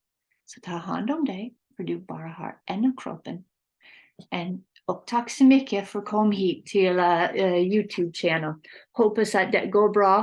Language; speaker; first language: Swedish; non-native, learner; English